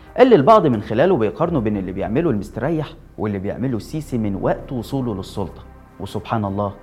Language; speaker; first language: Arabic; native; Arabic